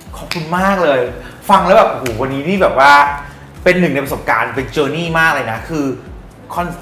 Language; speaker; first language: Thai; native; Thai